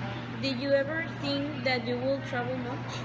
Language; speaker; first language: English; non-native, learner; Spanish